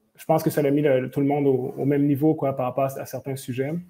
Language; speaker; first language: French; native; French